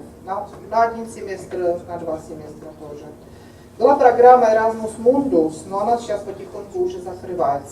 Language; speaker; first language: Russian; non-native, fluent; Czech